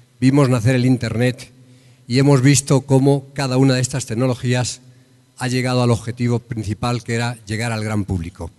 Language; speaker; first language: Spanish; native; Spanish